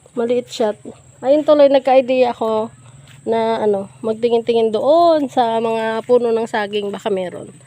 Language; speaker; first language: Filipino; native; Filipino